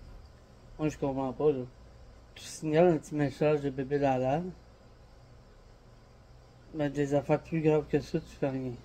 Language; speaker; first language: French; native; French